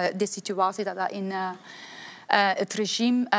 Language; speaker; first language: Dutch; non-native, fluent; Persian